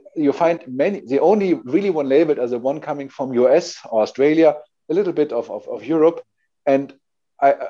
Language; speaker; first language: English; non-native, fluent; German